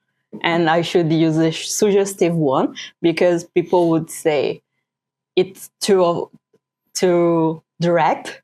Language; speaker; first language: English; non-native, fluent; Portuguese